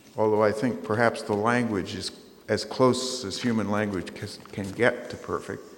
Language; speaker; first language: English; native; English